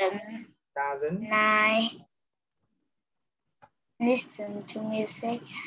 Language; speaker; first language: English; non-native, learner; Vietnamese